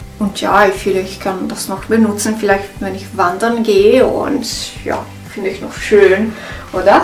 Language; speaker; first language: German; non-native, learner; Italian